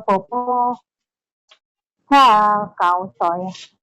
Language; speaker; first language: Cantonese; non-native, learner; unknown